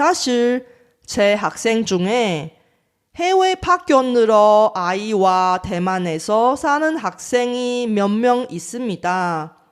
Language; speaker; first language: Korean; non-native, fluent; Chinese